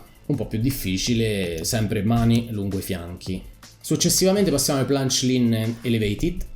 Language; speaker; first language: Italian; native; Italian